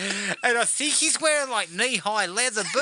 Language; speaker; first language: English; native; English